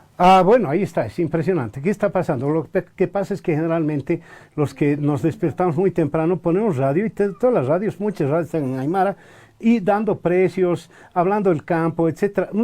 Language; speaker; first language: Spanish; native; Spanish